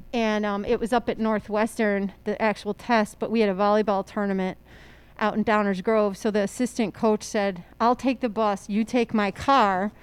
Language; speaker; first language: English; native; English